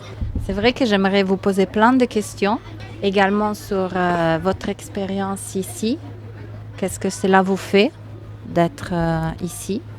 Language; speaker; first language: French; non-native, fluent; Italian